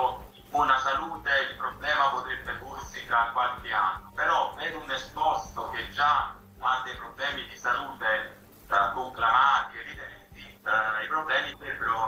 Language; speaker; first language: Italian; native; Italian